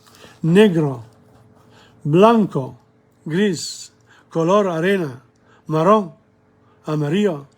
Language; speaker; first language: Spanish; non-native, learner; English